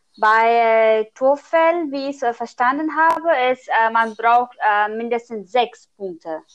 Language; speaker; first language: German; non-native, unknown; Nepali